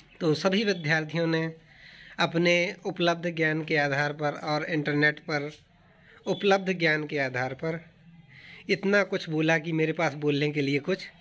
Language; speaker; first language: Hindi; native; Hindi